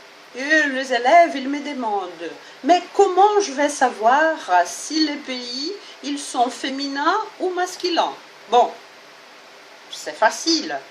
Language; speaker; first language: French; non-native, fluent; Portuguese